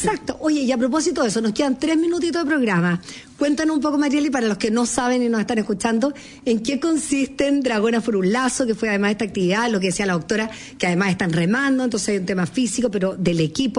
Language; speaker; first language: Spanish; native; Spanish